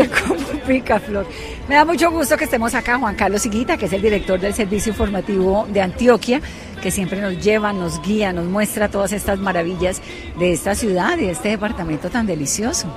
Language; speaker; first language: Spanish; native; Spanish